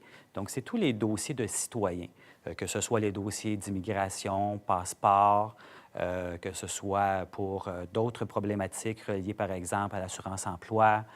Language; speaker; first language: French; native; French